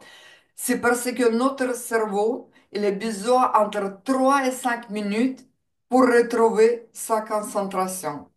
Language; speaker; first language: French; non-native, fluent; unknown